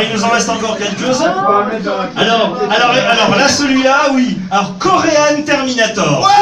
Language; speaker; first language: French; native; French